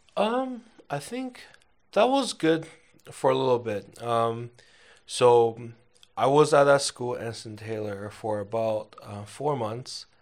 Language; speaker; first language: English; early bilingual, other home language; Chinese